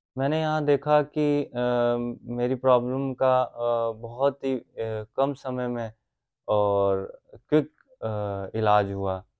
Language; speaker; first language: Hindi; native; Hindi